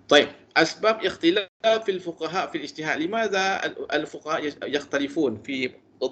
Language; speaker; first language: Arabic; non-native, fluent; Malay